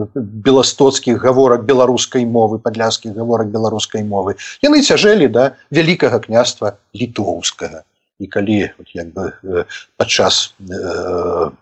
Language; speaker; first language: Belarusian; native; Belarusian